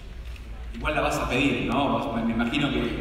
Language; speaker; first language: Spanish; native; Spanish